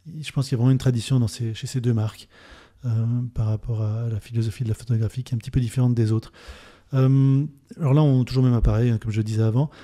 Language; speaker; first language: French; native; French